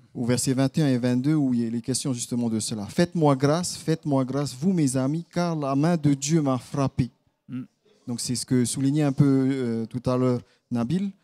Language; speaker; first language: French; native; French